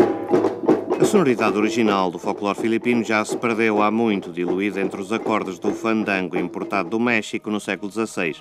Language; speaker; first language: Portuguese; native; Portuguese